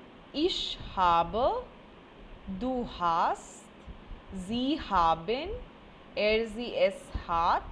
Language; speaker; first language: German; non-native, fluent; Hindi